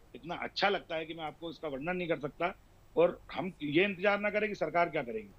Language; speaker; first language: Hindi; native; Hindi